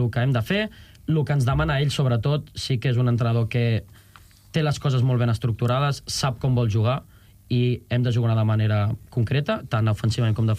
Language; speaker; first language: Catalan; native; Catalan